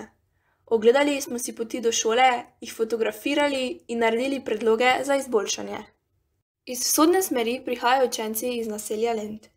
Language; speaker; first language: Slovenian; native; Slovenian